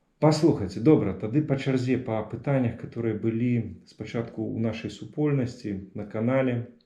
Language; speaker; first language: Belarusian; non-native, local second language; Russian